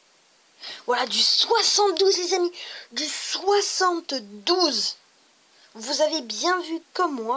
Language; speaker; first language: French; native; French